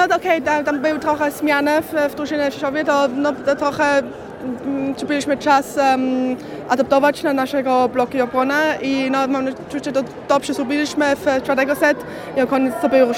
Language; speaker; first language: Polish; early bilingual, heritage; German